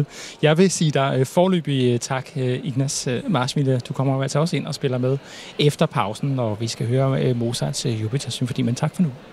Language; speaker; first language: Danish; native; Danish